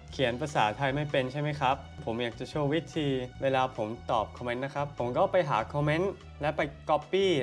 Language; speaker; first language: Thai; early bilingual, other home language; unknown